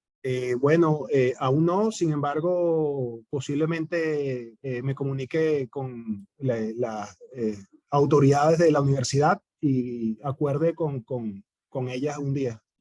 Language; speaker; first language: Spanish; native; Spanish